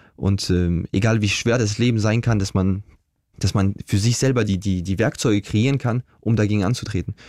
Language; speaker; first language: German; early bilingual, other home language; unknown